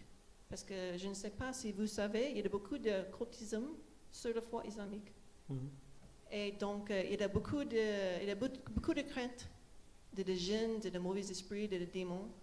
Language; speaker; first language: French; non-native, fluent; English